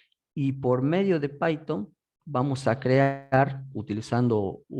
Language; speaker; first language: Spanish; native; Spanish